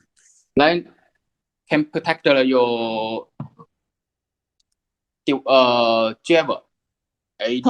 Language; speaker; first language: English; non-native, learner; Chinese